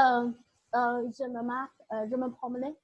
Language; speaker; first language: French; non-native, learner; Chinese